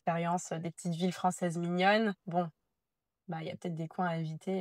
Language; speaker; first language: French; native; French